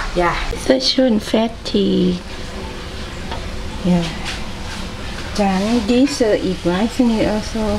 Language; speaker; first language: German; non-native, learner; Thai